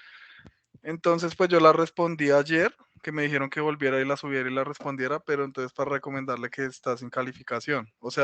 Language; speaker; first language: Spanish; native; Spanish